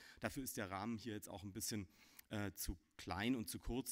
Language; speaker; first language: German; native; German